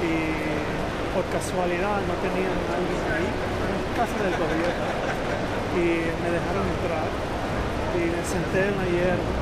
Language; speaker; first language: Spanish; early bilingual, heritage; Spanish